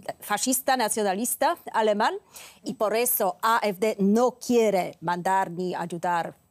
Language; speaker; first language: Spanish; non-native, fluent; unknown